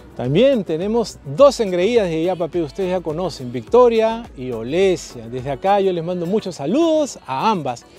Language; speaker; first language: Spanish; native; Spanish